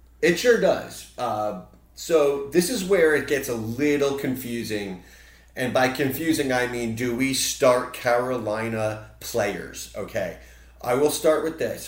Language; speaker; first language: English; native; English